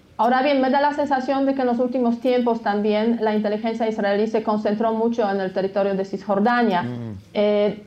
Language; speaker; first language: Spanish; non-native, fluent; Polish